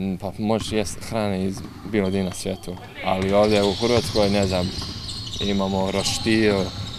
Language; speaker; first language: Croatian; early bilingual, heritage; English